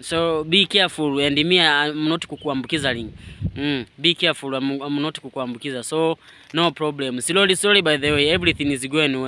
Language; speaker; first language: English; non-native, learner; Swahili